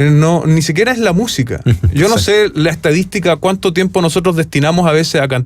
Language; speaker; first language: Spanish; native; Spanish